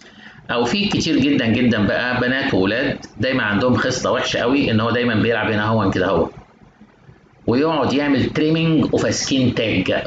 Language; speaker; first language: Arabic; native; Arabic